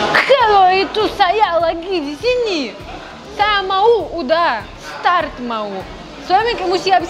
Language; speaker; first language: Indonesian; non-native, learner; Russian